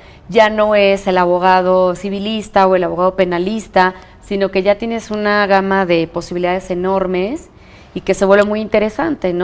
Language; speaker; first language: Spanish; native; Spanish